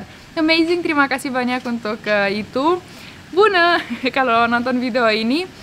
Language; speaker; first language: Indonesian; non-native, fluent; Romanian